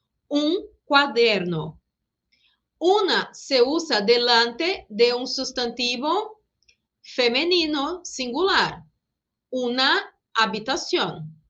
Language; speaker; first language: Spanish; non-native, fluent; Portuguese